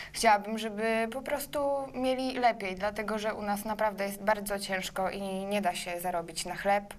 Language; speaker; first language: Polish; early bilingual, other home language; Ukrainian